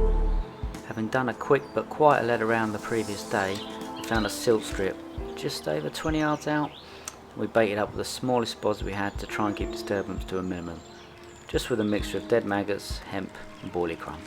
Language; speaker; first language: English; native; English